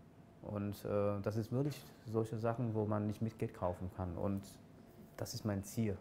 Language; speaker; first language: German; non-native, fluent; Vietnamese